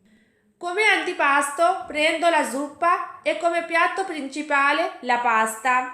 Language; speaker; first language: Italian; non-native, fluent; Urdu